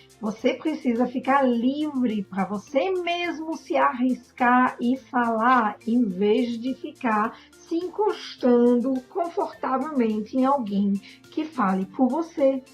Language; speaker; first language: Portuguese; non-native, fluent; German